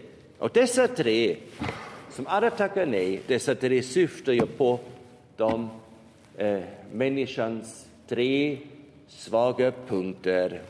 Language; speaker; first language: Swedish; non-native, fluent; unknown